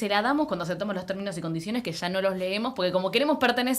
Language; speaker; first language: Spanish; native; Spanish